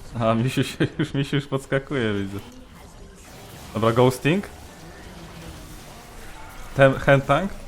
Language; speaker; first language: Polish; native; Polish